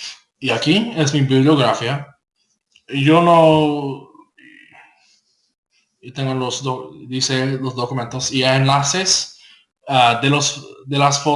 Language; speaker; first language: Spanish; non-native, learner; English